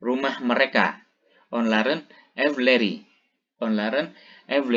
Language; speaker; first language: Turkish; non-native, fluent; Indonesian